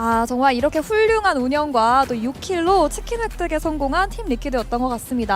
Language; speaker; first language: Korean; native; Korean